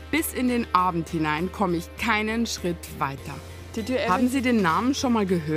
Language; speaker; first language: German; native; German